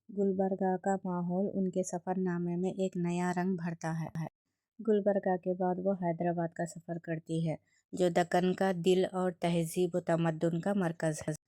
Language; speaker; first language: Urdu; native; Urdu